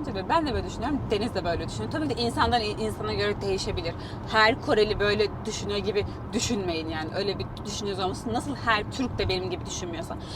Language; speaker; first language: Turkish; native; Turkish